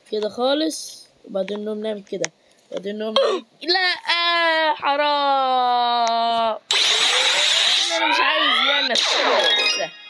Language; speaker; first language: Arabic; native; Arabic